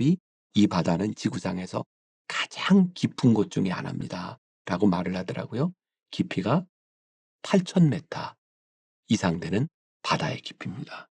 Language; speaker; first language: Korean; native; Korean